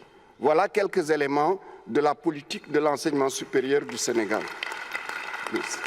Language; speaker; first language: French; non-native, local second language; Wolof